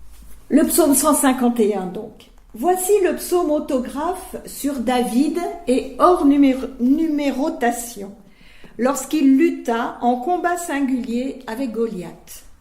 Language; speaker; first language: French; native; French